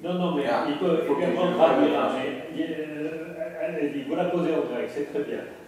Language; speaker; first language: French; native; French